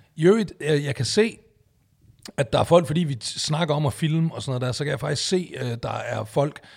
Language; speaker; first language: Danish; native; Danish